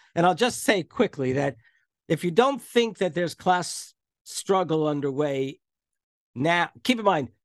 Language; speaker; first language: English; native; English